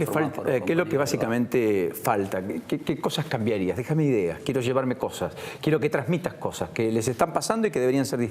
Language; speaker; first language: Spanish; native; Spanish